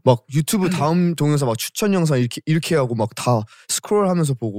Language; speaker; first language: Korean; native; Korean